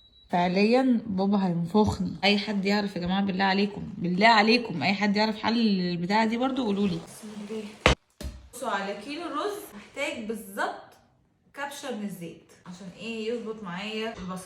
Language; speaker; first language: Arabic; native; Arabic